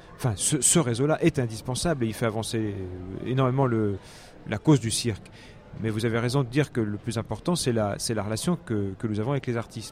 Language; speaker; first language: French; native; French